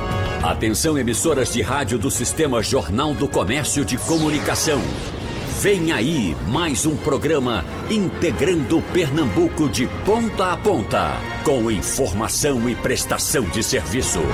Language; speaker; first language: Portuguese; native; Portuguese